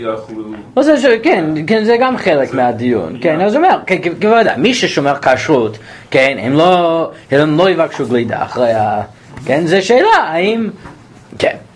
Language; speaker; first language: Hebrew; non-native, fluent; English